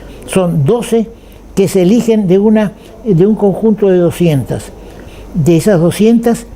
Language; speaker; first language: Spanish; native; Spanish